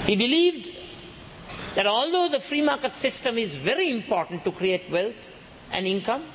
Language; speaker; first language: English; non-native, local second language; Sinhala